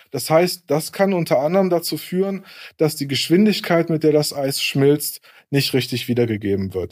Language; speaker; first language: German; native; German